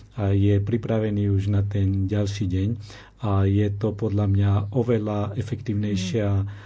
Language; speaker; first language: Slovak; non-native, fluent; Spanish